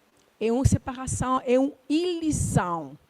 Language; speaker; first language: Portuguese; non-native, learner; Luba-Lulua